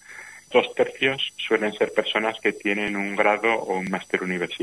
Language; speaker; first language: Spanish; native; Spanish